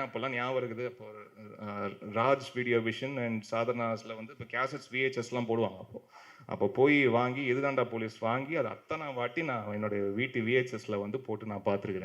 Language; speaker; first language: Tamil; native; Tamil